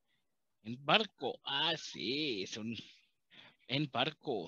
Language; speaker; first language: Spanish; non-native, learner; German